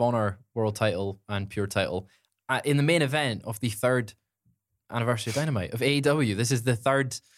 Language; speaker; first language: English; native; English